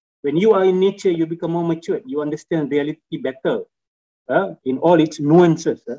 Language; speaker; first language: English; non-native, local second language; Malay